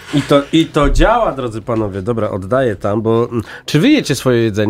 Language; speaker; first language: Polish; native; Polish